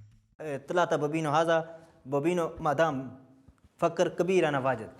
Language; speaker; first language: Arabic; non-native, learner; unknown